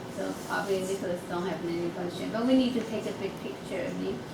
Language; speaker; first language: English; non-native, local second language; Chinese